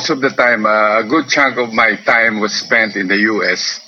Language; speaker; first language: English; non-native, local second language; Filipino